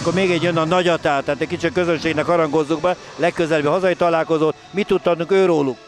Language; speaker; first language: Hungarian; native; Hungarian